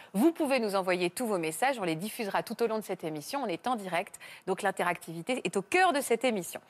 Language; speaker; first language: French; native; French